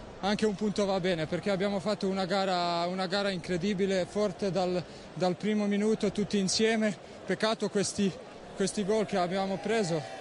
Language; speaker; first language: Italian; non-native, learner; Bosnian